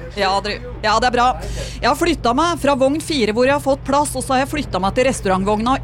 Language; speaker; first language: Norwegian; native; Norwegian